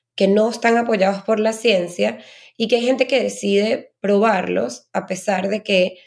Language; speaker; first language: Spanish; native; Spanish